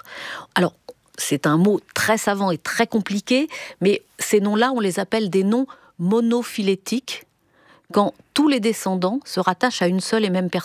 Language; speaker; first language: French; native; French